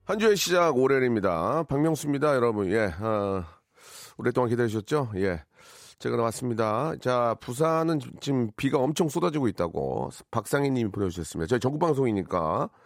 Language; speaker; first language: Korean; native; Korean